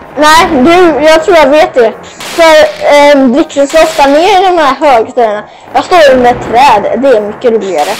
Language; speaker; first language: Swedish; native; Swedish